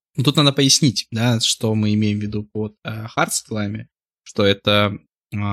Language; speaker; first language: Russian; native; Russian